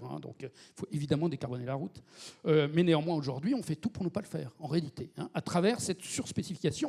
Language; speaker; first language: French; native; French